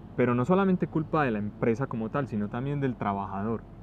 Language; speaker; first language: Spanish; native; Spanish